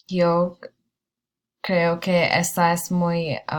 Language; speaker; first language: Spanish; non-native, learner; English